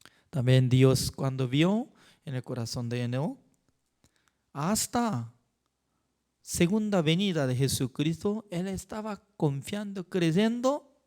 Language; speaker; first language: Spanish; non-native, learner; Korean